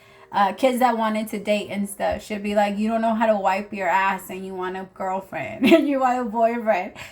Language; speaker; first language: English; native; English